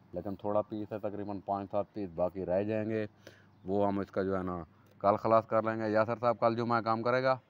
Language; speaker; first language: Urdu; non-native, local second language; Saraiki